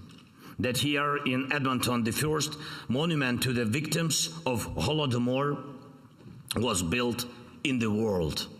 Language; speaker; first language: English; non-native, fluent; Ukrainian